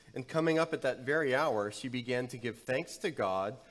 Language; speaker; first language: English; native; English